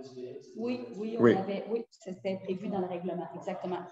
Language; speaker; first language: French; native; French